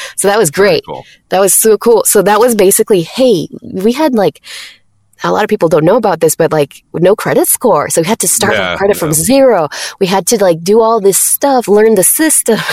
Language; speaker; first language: English; non-native, fluent; Spanish